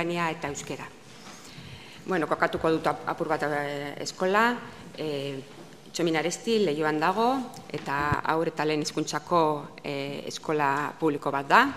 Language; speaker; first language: Basque; non-native, local second language; Spanish